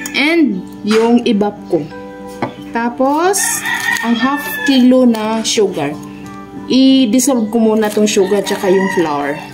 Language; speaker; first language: Filipino; non-native, local second language; Cebuano